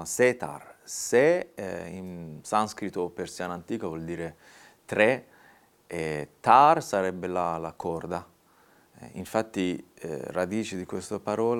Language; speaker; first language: Italian; non-native, fluent; Persian